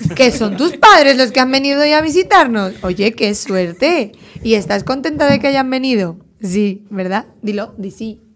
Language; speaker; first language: Spanish; native; Spanish